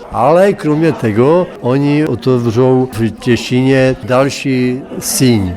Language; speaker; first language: Polish; non-native, learner; Czech